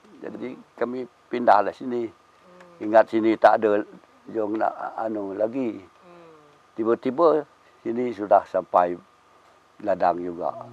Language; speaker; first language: Malay; non-native, local second language; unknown